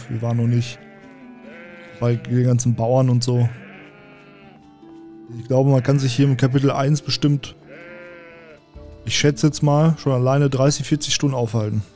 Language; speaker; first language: German; native; German